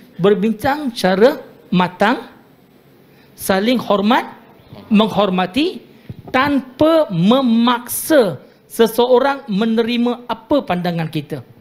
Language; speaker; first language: Malay; non-native, local second language; Tamil